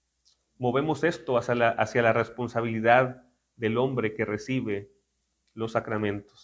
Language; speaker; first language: Spanish; native; Spanish